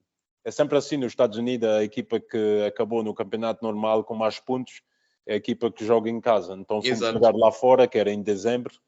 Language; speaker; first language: Portuguese; early bilingual, heritage; Portuguese